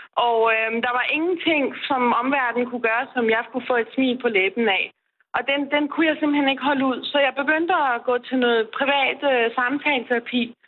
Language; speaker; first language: Danish; non-native, fluent; Persian